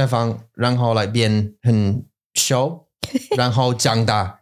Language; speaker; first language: Chinese; non-native, learner; English